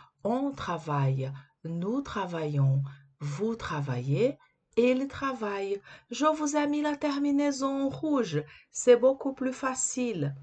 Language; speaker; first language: French; non-native, fluent; Portuguese